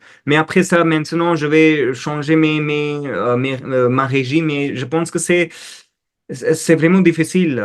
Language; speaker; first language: French; non-native, fluent; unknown